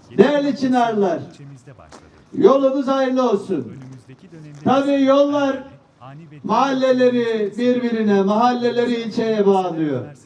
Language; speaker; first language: Turkish; native; Turkish